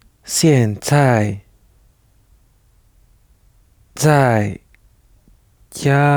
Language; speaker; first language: Chinese; non-native, learner; French